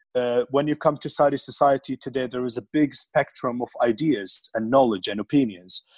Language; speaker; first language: English; non-native, fluent; Arabic